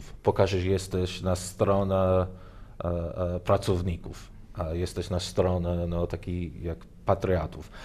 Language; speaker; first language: Polish; non-native, learner; English